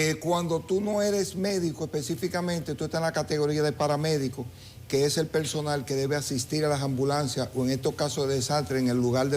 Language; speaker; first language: Spanish; native; Spanish